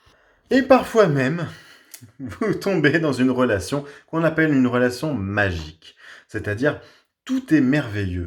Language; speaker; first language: French; native; French